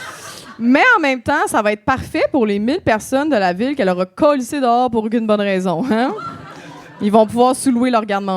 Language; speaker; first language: French; native; French